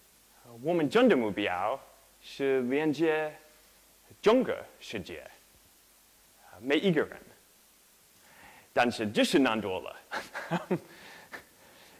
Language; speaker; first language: Chinese; non-native, learner; English